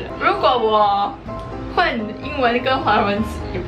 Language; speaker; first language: Chinese; non-native, local second language; English